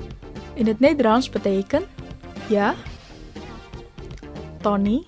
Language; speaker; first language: Dutch; non-native, learner; Indonesian